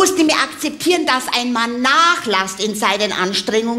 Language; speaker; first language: German; native; German